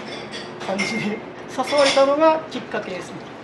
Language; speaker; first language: Japanese; native; Japanese